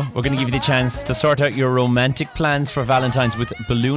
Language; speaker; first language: English; native; English